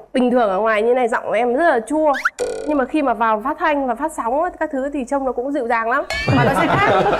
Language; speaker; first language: Vietnamese; native; Vietnamese